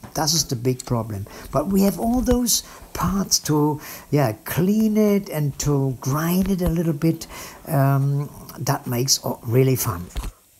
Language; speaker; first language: English; non-native, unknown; German